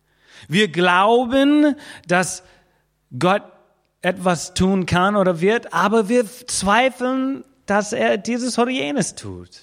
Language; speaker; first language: German; non-native, fluent; English